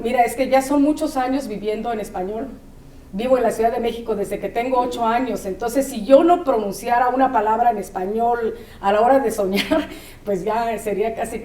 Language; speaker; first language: Spanish; non-native, local second language; Zapotec